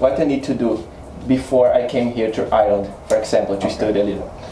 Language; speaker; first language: English; non-native, learner; Portuguese